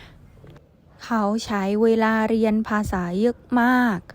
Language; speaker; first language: Thai; non-native, fluent; Burmese